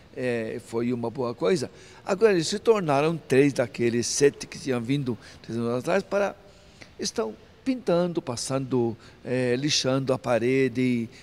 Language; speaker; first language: Portuguese; non-native, fluent; Maltese